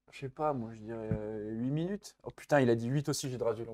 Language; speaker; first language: French; native; French